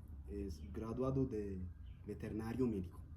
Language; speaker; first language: Spanish; non-native, learner; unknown